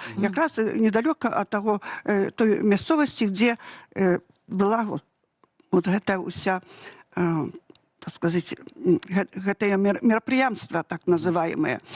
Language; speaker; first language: Belarusian; native; Belarusian